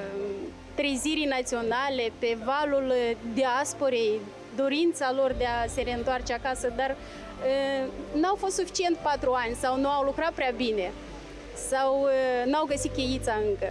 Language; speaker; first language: Romanian; native; Romanian